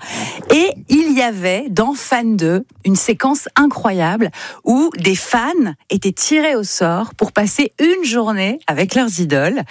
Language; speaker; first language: French; native; French